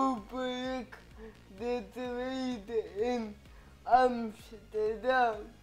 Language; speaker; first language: Dutch; early bilingual, other home language; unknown